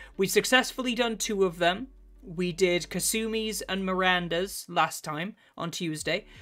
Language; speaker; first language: English; native; English